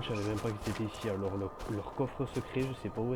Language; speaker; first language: French; native; French